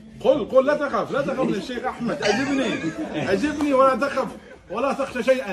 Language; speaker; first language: Arabic; native; Arabic